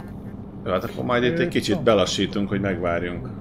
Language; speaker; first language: Hungarian; native; Hungarian